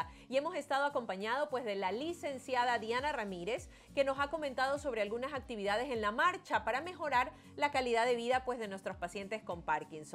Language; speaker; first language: Spanish; native; Spanish